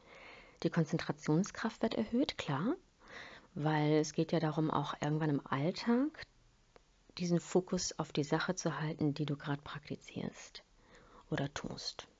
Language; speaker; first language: German; native; German